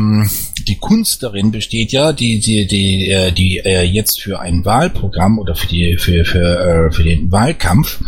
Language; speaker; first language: German; native; German